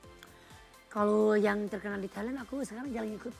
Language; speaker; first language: Indonesian; non-native, fluent; Thai